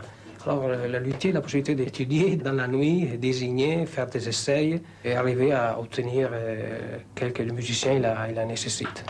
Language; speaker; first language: French; non-native, fluent; Italian